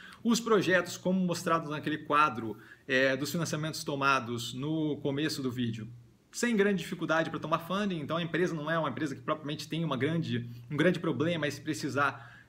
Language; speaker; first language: Portuguese; native; Portuguese